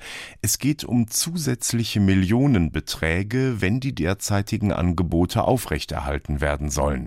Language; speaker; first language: German; native; German